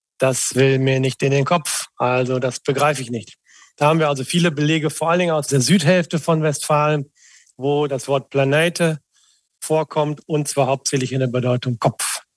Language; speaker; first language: German; native; German